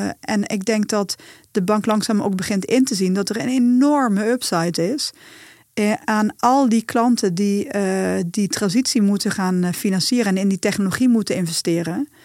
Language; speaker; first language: Dutch; native; Dutch